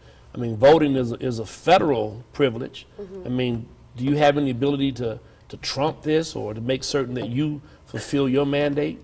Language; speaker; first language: English; native; English